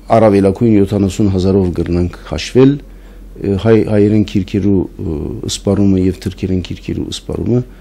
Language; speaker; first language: Armenian; native; Armenian